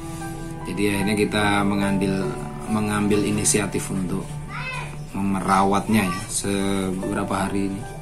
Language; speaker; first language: Indonesian; native; Indonesian